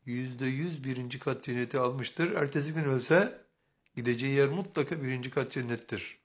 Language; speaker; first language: Turkish; native; Turkish